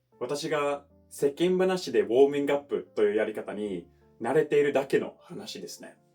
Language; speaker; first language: Japanese; non-native, fluent; English